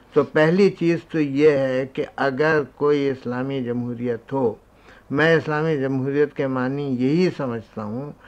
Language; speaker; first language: Urdu; native; Urdu